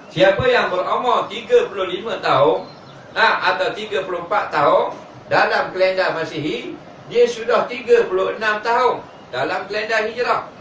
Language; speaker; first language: Malay; native; Malay